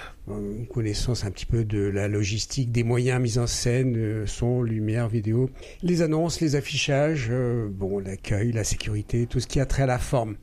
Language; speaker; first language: French; native; French